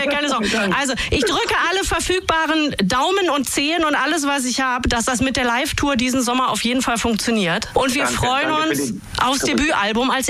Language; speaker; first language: German; native; German